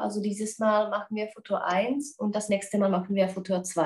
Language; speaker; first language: German; non-native, learner; Czech